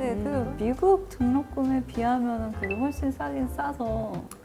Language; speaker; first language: Korean; native; Korean